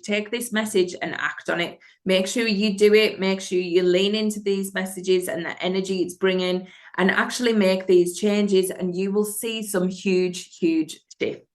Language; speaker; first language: English; native; English